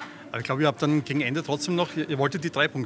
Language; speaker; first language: German; native; German